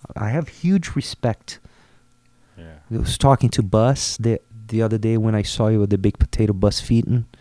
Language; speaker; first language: English; non-native, fluent; Portuguese